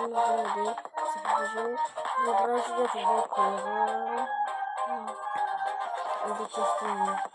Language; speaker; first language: Turkish; non-native, learner; Azerbaijani